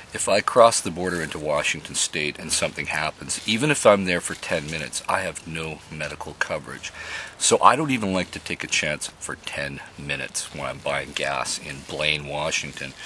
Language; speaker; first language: English; native; English